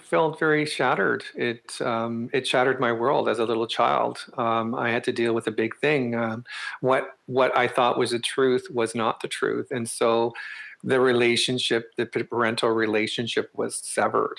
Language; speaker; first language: English; native; English